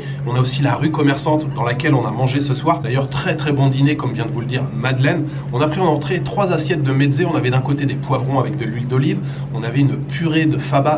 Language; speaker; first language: French; native; French